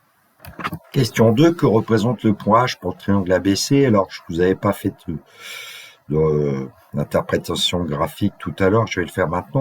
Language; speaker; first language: French; native; French